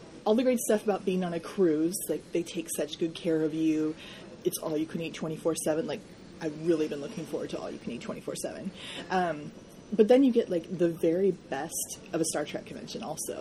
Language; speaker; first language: English; native; English